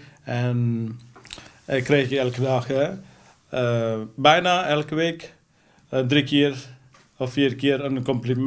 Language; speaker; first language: Dutch; non-native, fluent; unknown